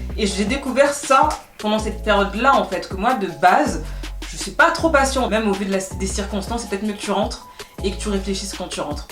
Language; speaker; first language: French; native; French